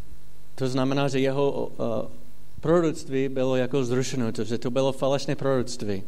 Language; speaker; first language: Czech; non-native, fluent; English